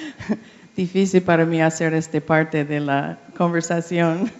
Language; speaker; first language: Spanish; non-native, learner; English